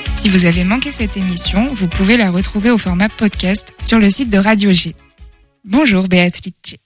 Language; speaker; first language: French; native; French